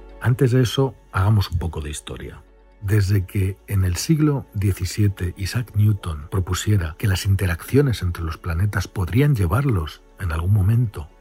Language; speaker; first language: Spanish; native; Spanish